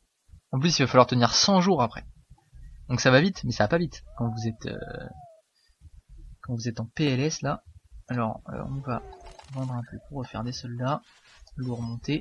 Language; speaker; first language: French; native; French